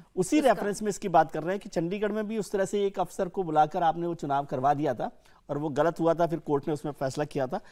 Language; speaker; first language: Hindi; native; Hindi